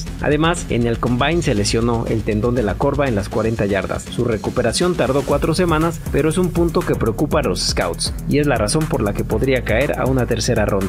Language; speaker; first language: Spanish; native; Spanish